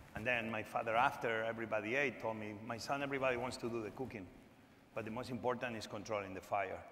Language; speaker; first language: English; non-native, fluent; Spanish